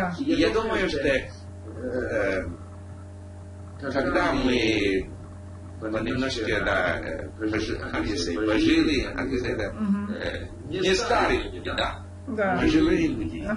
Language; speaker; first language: Russian; non-native, learner; English